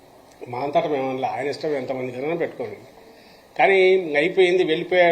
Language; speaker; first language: Telugu; native; Telugu